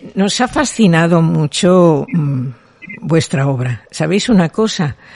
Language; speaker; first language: Spanish; non-native, local second language; Galician